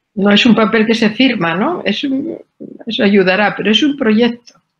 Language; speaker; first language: Spanish; native; Spanish